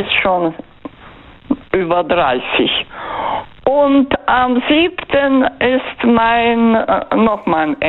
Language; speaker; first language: German; non-native, fluent; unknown